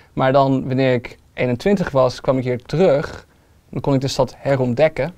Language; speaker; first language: Dutch; early bilingual, other home language; English